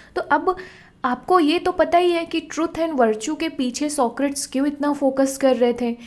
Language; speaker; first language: Hindi; native; Hindi